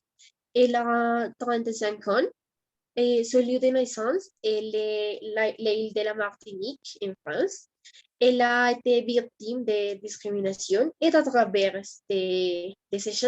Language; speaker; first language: French; non-native, learner; Spanish